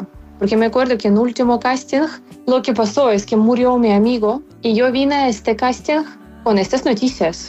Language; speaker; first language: Spanish; non-native, fluent; Ukrainian